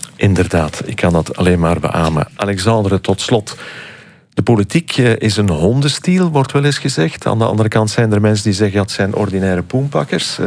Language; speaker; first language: Dutch; native; Dutch